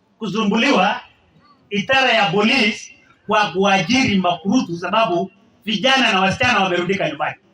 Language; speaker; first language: Swahili; non-native, local second language; Kalenjin